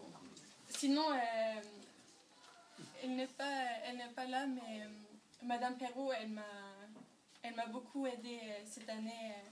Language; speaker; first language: French; non-native, learner; Norwegian